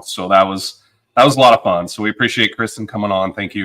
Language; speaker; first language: English; native; English